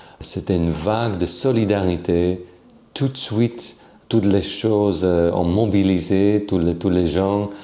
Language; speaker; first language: French; non-native, fluent; Slovak